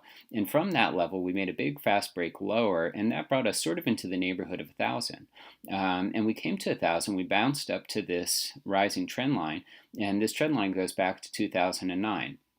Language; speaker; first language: English; native; English